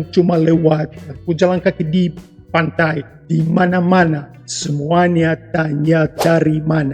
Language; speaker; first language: Indonesian; non-native, fluent; Russian